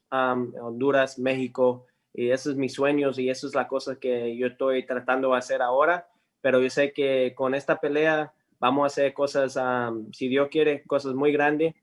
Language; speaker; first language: Spanish; early bilingual, heritage; English